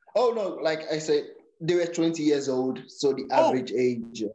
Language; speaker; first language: English; non-native, local second language; Yoruba